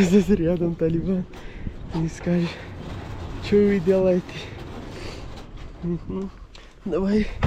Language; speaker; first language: Russian; non-native, learner; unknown